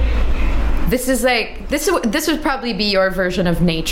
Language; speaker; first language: English; native; English